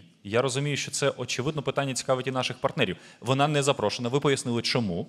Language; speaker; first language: Ukrainian; native; Ukrainian